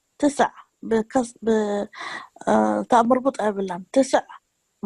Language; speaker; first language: Arabic; non-native, learner; Tigrinya